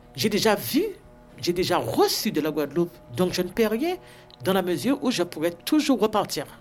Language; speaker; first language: French; native; French